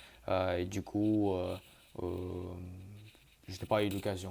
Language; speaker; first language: French; early bilingual, other home language; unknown